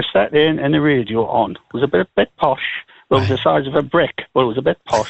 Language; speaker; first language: English; native; English